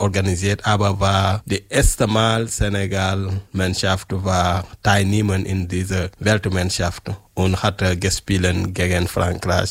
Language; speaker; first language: German; non-native, learner; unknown